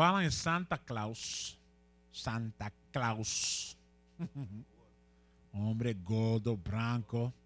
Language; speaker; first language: Portuguese; non-native, learner; Spanish